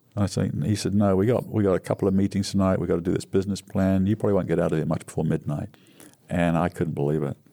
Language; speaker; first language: English; native; English